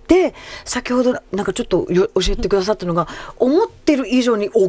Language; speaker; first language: Japanese; native; Japanese